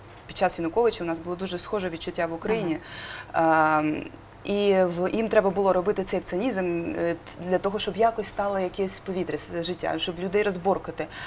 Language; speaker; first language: Ukrainian; native; Ukrainian